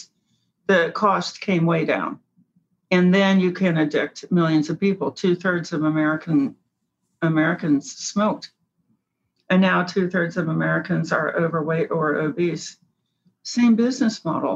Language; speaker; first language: English; native; English